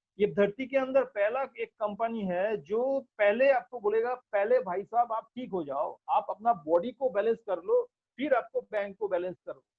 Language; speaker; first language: Hindi; non-native, local second language; Bangla